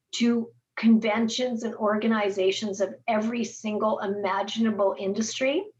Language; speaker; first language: English; native; English